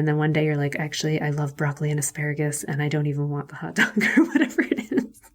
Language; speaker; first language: English; native; English